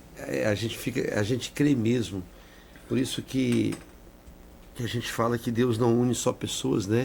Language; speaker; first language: Portuguese; native; Portuguese